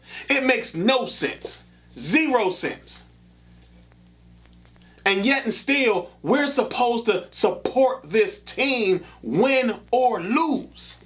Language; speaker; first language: English; native; English